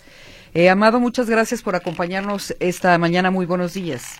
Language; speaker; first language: Spanish; native; Spanish